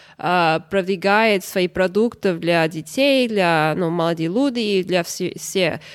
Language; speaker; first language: Russian; non-native, learner; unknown